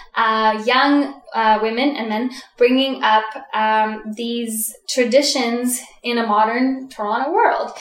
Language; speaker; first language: English; early bilingual, other home language; Russian